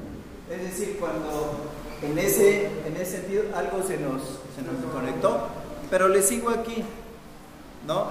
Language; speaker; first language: Spanish; native; Spanish